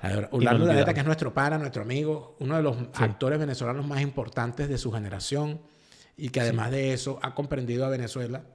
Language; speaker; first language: Spanish; native; Spanish